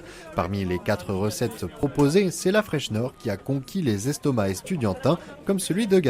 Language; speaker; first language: French; native; French